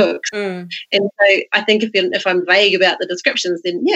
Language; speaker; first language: English; native; English